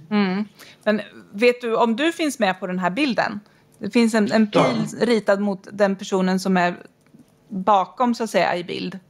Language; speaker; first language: Swedish; native; Swedish